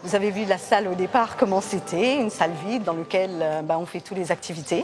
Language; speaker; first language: French; native; French